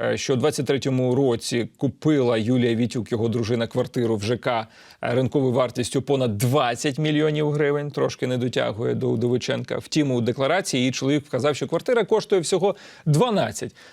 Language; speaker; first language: Ukrainian; native; Ukrainian